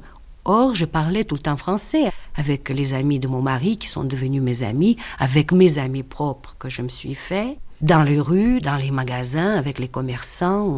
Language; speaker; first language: French; non-native, fluent; Russian